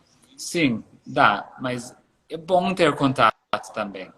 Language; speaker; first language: Portuguese; non-native, fluent; English